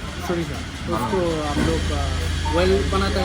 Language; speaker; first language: Hindi; non-native, learner; Bangla